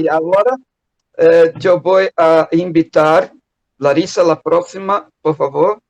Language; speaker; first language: Spanish; non-native, fluent; Portuguese